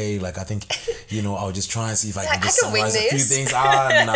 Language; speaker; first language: English; non-native, local second language; Shona